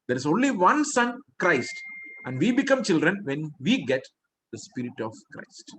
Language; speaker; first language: English; non-native, local second language; Malayalam